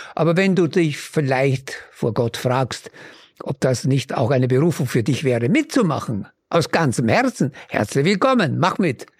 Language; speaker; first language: German; native; German